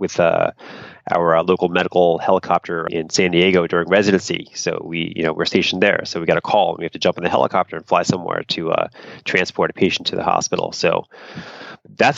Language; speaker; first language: English; native; English